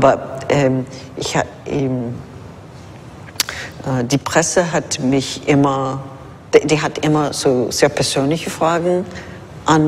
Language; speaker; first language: German; non-native, fluent; English